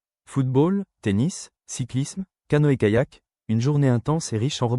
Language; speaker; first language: French; native; French